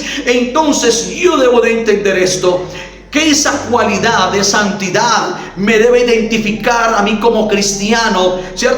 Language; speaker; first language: Spanish; native; Spanish